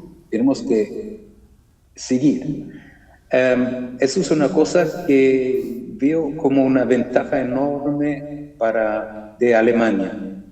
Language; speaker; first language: Spanish; early bilingual, heritage; German